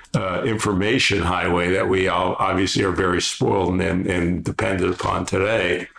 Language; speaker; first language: English; early bilingual, other home language; Polish